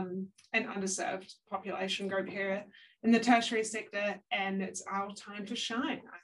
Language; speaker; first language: English; native; English